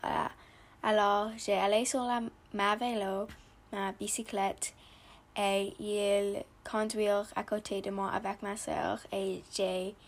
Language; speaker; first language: French; non-native, learner; English